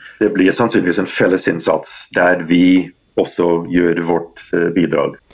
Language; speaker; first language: Norwegian; non-native, fluent; English